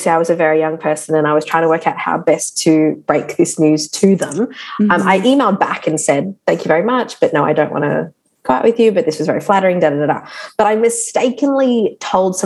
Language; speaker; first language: English; native; English